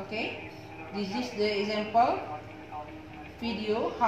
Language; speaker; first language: English; non-native, learner; Indonesian